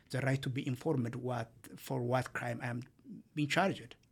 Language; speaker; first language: English; non-native, fluent; Amharic